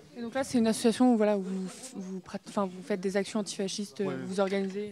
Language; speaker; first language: French; native; French